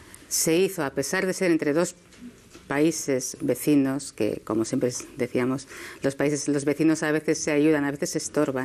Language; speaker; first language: Spanish; native; Spanish